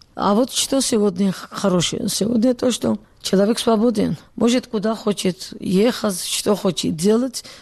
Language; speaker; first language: Russian; non-native, local second language; Georgian